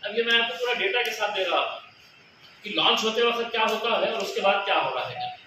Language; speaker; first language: Hindi; non-native, local second language; Marathi